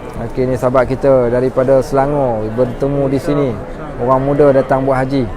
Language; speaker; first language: Malay; native; Malay